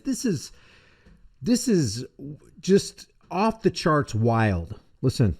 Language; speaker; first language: English; native; English